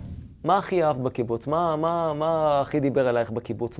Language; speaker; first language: Hebrew; native; Hebrew